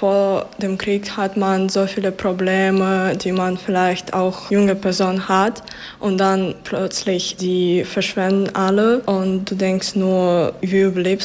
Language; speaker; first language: German; non-native, fluent; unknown